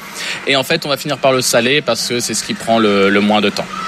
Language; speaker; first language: French; native; French